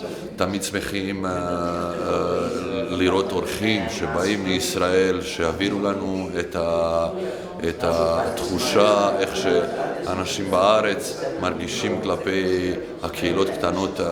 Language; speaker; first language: Hebrew; non-native, fluent; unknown